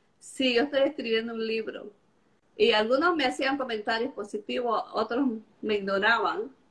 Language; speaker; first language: Spanish; native; Spanish